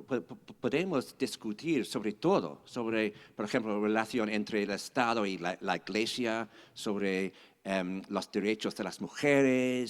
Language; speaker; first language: Spanish; non-native, fluent; English